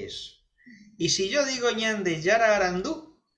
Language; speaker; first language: Spanish; native; Spanish